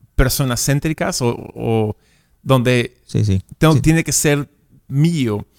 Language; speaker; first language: Spanish; native; Spanish